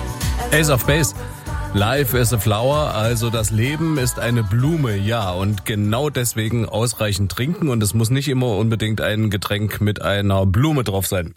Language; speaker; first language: German; native; German